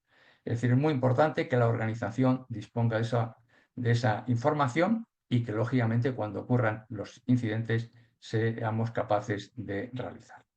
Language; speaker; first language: Spanish; native; Spanish